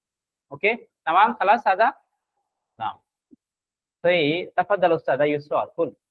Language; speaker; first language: Arabic; non-native, fluent; Bangla